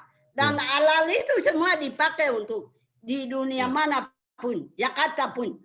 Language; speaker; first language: Indonesian; non-native, local second language; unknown